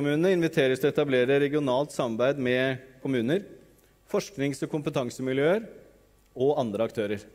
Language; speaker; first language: Norwegian; native; Norwegian